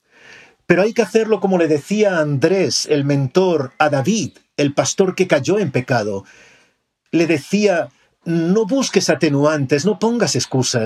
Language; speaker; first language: Spanish; native; Spanish